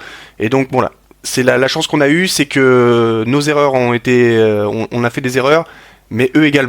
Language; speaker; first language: French; native; French